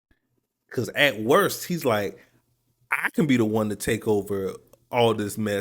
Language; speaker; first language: English; native; English